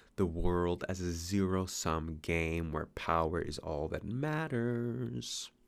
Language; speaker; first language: English; native; English